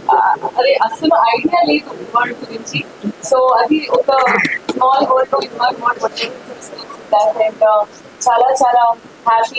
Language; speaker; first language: Telugu; non-native, learner; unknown